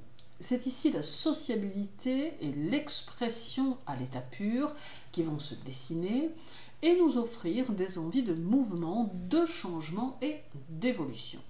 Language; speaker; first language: French; native; French